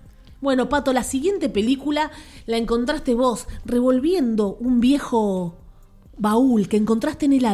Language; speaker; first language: Spanish; native; Spanish